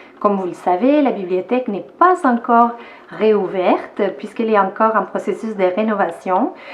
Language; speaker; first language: French; non-native, fluent; Spanish